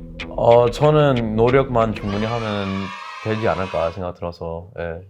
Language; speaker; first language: Korean; non-native, fluent; English